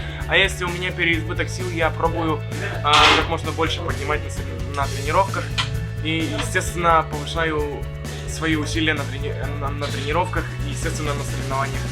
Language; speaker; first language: Russian; native; Russian